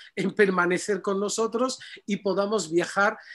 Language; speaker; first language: Spanish; non-native, fluent; Arabic